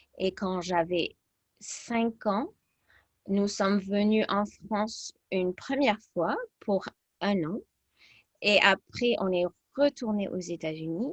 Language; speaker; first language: French; early bilingual, other home language; English